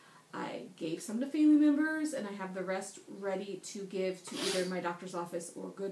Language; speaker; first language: English; native; English